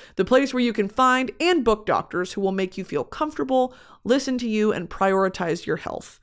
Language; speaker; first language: English; native; English